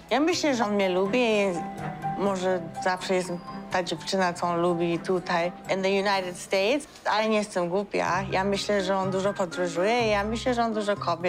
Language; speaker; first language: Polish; early bilingual, heritage; Polish